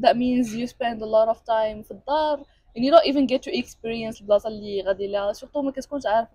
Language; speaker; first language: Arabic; native; Arabic